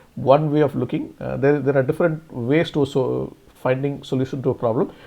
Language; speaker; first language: English; non-native, local second language; Tamil